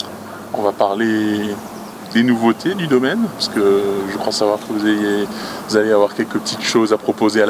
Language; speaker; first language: French; native; French